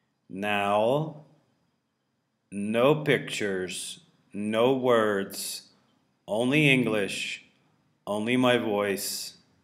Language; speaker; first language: English; native; English